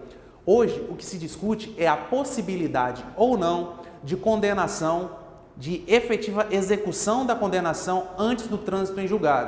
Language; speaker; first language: Portuguese; native; Portuguese